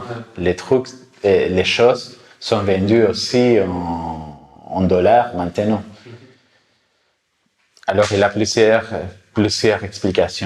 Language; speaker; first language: French; non-native, fluent; Spanish